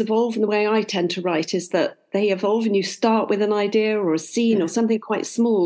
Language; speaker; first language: English; native; English